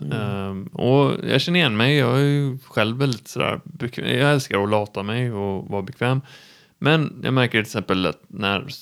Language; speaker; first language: Swedish; native; Swedish